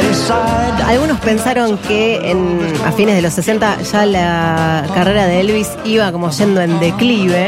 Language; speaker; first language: Spanish; native; Spanish